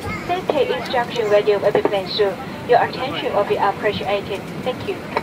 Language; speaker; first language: English; non-native, fluent; Chinese